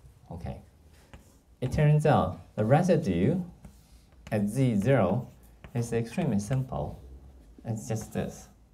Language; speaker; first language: English; non-native, fluent; Chinese